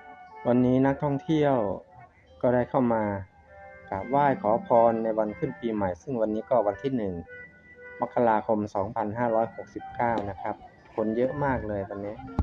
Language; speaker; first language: Thai; native; Thai